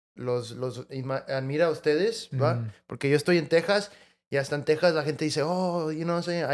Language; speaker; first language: English; early bilingual, other home language; Spanish